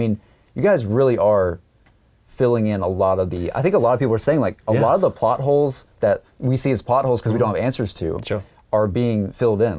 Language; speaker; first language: English; native; English